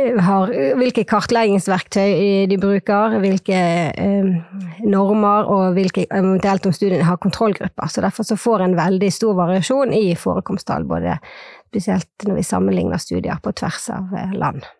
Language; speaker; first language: Norwegian; native; Norwegian